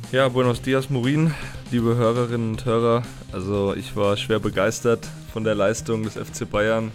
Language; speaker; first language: German; native; German